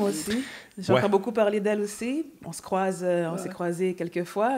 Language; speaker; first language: French; native; French